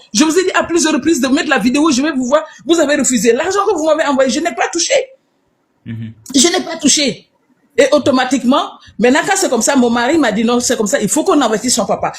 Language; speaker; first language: French; non-native, local second language; Wolof